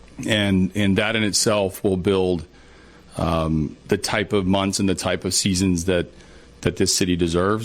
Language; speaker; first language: English; native; English